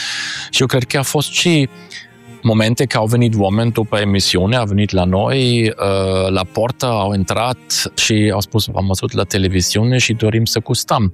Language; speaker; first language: Romanian; non-native, fluent; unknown